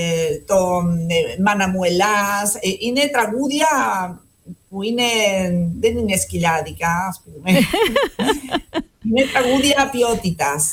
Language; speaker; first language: Greek; non-native, fluent; Spanish